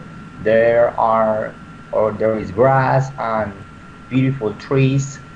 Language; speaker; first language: English; non-native, learner; Spanish